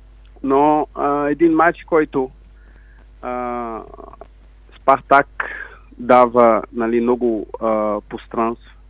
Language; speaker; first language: Bulgarian; non-native, learner; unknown